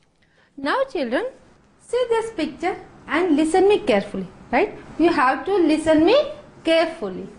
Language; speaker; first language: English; non-native, fluent; Gujarati